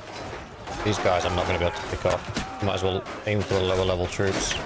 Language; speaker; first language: English; native; English